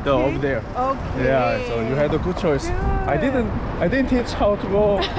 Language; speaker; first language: English; non-native, learner; Korean